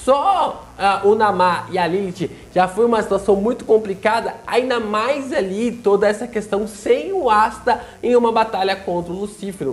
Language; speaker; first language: Portuguese; native; Portuguese